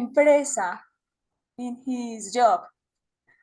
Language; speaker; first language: English; non-native, learner; Spanish